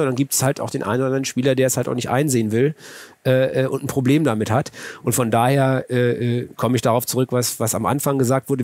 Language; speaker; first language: German; native; German